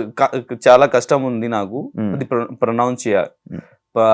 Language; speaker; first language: Telugu; non-native, learner; Hindi